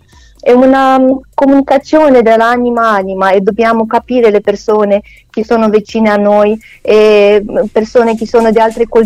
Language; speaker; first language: Italian; non-native, learner; Romanian